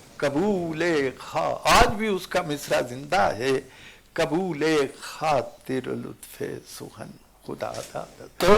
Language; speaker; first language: Urdu; non-native, local second language; Punjabi